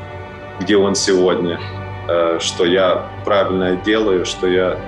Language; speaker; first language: Russian; early bilingual, heritage; Russian